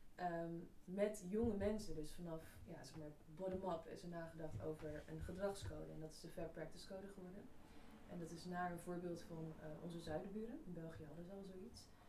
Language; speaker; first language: Dutch; native; Dutch